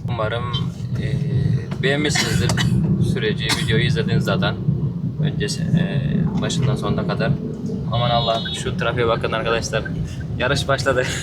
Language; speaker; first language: Turkish; native; Turkish